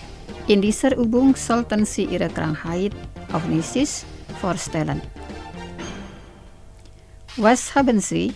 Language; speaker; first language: German; non-native, fluent; Indonesian